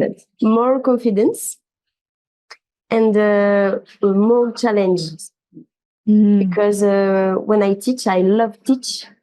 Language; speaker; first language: English; non-native, learner; French